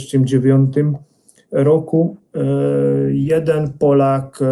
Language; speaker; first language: Polish; non-native, fluent; Hungarian